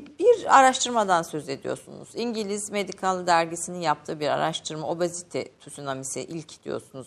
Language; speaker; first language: Turkish; native; Turkish